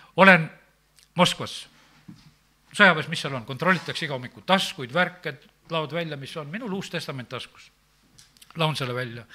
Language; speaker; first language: Estonian; native; Estonian